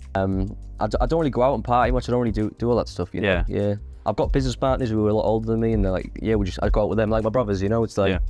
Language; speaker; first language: English; native; English